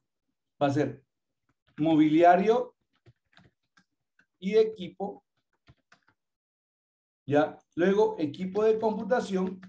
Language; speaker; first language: Spanish; native; Spanish